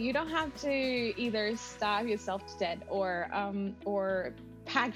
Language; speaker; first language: English; non-native, fluent; Spanish